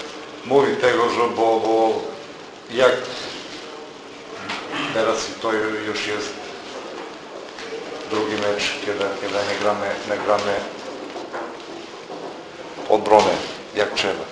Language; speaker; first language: Polish; non-native, learner; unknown